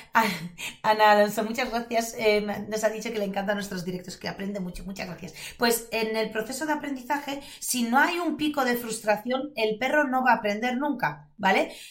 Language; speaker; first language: Spanish; non-native, fluent; Polish